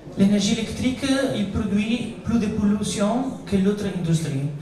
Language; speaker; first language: French; non-native, learner; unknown